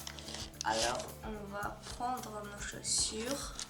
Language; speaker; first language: French; non-native, learner; Ukrainian